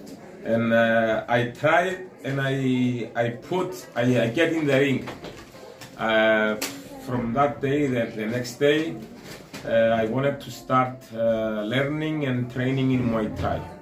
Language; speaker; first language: English; non-native, learner; Greek